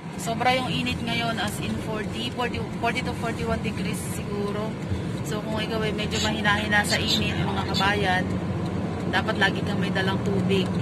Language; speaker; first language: Filipino; native; Filipino